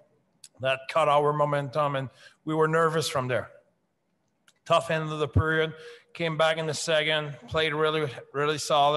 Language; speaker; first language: English; non-native, fluent; French